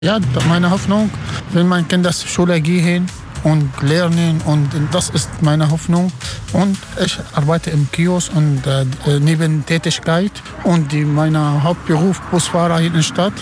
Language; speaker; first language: German; non-native, learner; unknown